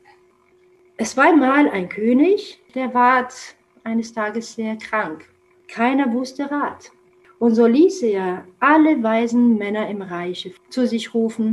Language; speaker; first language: German; non-native, fluent; Romanian